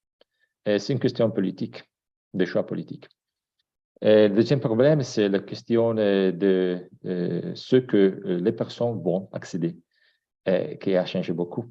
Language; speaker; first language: French; non-native, fluent; Italian